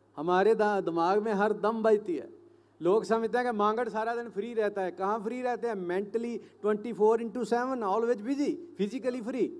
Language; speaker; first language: Hindi; native; Hindi